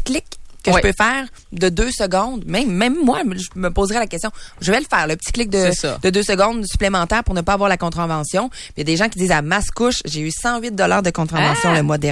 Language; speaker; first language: French; native; French